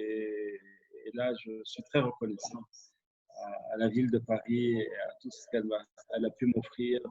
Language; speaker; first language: French; non-native, local second language; Arabic